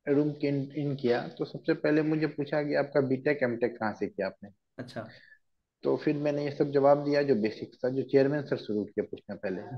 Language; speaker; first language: Hindi; native; Hindi